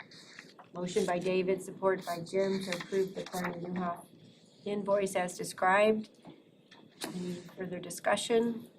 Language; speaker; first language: English; native; English